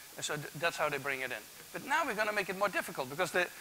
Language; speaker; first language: English; non-native, fluent; Dutch